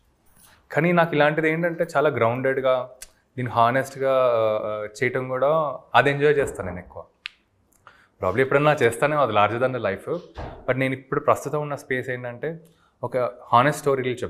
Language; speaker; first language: Telugu; native; Telugu